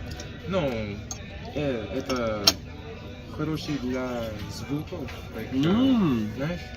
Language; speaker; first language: Russian; non-native, learner; English